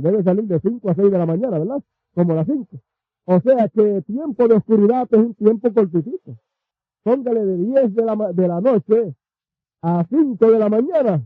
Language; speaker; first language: Spanish; native; Spanish